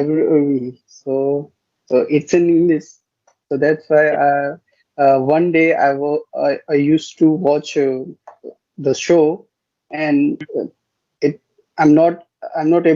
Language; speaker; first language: English; non-native, learner; Hindi